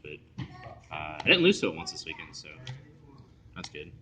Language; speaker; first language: English; native; English